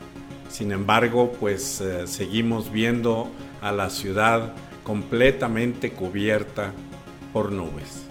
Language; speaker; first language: Spanish; native; Spanish